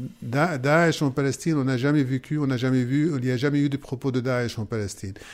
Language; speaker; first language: French; non-native, fluent; Arabic